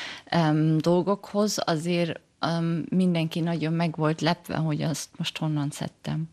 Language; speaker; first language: Hungarian; early bilingual, heritage; German